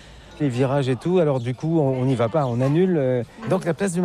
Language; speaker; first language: French; native; French